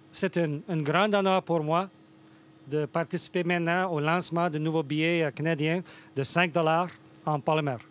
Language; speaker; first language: French; non-native, fluent; English